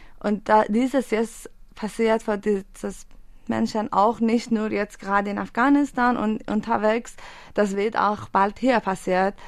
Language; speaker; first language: German; non-native, fluent; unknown